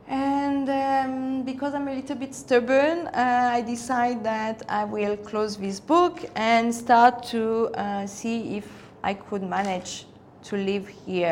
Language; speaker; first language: English; non-native, fluent; Spanish